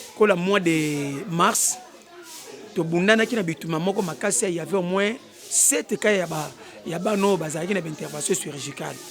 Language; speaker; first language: Lingala; native; Lingala